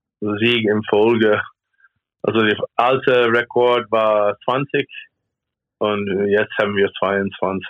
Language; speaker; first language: German; non-native, fluent; English